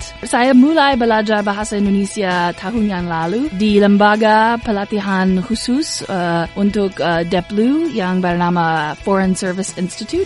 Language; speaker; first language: Indonesian; non-native, fluent; English